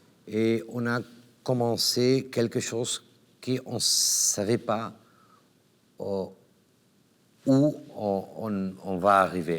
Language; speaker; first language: French; non-native, learner; Catalan